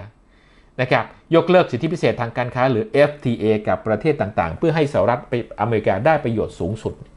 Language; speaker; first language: Thai; native; Thai